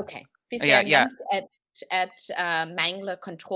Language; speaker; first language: Danish; non-native, learner; English